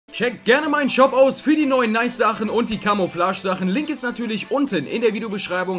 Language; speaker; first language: German; native; German